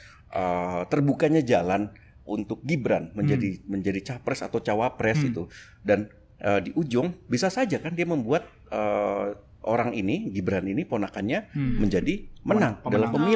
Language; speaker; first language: Indonesian; native; Indonesian